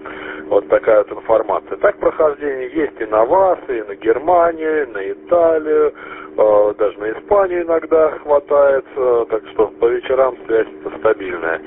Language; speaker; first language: Russian; native; Russian